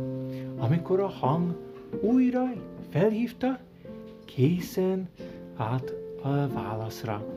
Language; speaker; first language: Hungarian; early bilingual, heritage; Hungarian